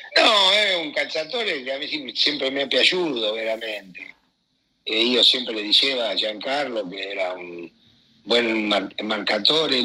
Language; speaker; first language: Italian; non-native, fluent; Spanish